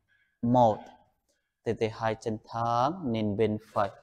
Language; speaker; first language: Vietnamese; non-native, learner; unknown